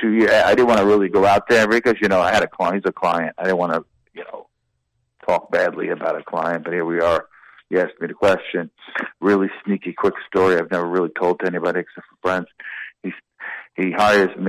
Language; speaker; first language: English; native; English